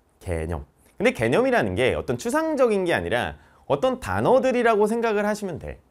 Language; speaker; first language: Korean; native; Korean